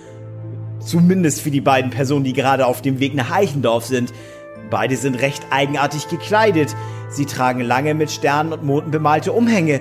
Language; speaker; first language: German; native; German